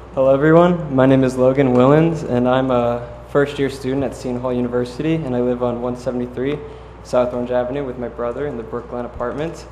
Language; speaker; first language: English; native; English